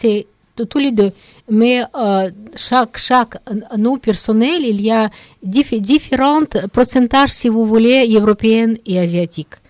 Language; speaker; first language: French; non-native, learner; Russian